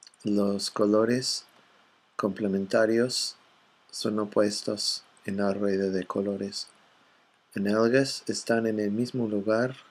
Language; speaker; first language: Spanish; non-native, fluent; English